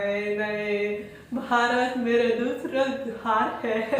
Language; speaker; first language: Hindi; non-native, learner; Russian